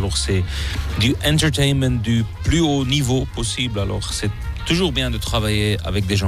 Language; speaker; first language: French; non-native, local second language; German